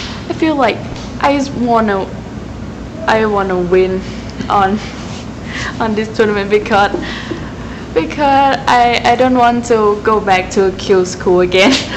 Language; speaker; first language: English; non-native, learner; Thai